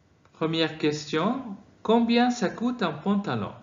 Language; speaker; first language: French; non-native, fluent; Arabic